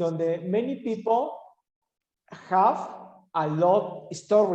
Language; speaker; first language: English; non-native, learner; Spanish